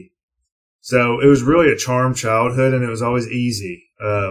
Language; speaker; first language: English; native; English